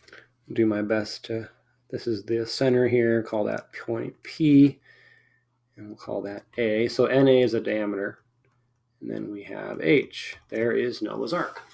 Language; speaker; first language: English; native; English